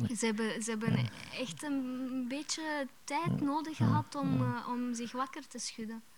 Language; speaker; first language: Dutch; early bilingual, other home language; Romanian